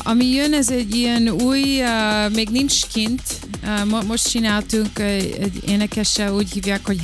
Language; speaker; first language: Hungarian; early bilingual, heritage; Hungarian